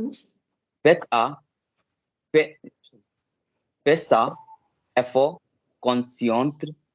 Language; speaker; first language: French; non-native, learner; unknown